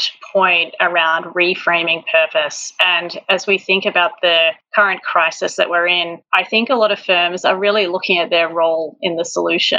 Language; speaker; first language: English; native; English